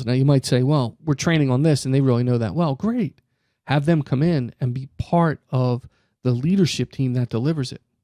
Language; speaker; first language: English; native; English